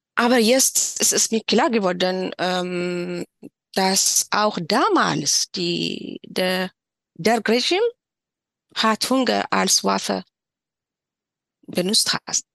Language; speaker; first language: German; non-native, learner; Tigrinya